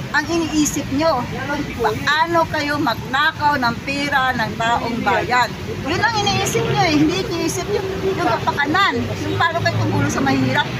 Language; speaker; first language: Filipino; non-native, local second language; Hiligaynon